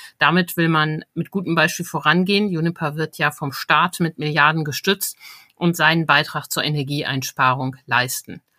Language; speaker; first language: German; native; German